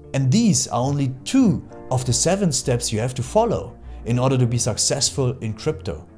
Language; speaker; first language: English; non-native, fluent; German